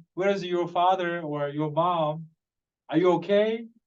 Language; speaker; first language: English; non-native, fluent; Korean